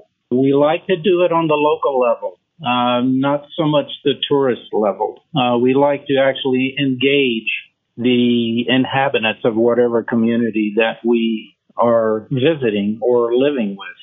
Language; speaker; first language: English; early bilingual, other home language; French